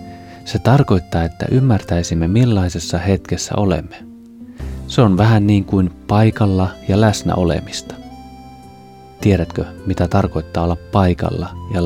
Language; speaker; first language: Finnish; native; Finnish